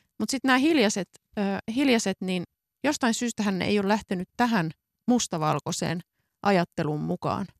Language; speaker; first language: Finnish; native; Finnish